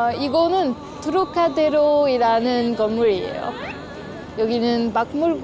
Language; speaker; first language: Korean; non-native, learner; French